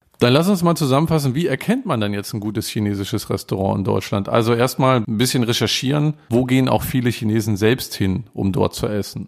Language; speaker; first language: German; native; German